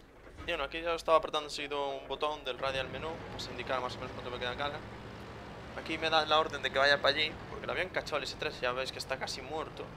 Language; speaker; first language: Spanish; native; Spanish